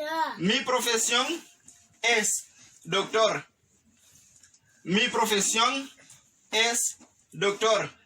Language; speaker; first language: Spanish; non-native, fluent; Haitian Creole